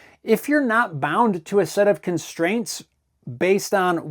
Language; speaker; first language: English; native; English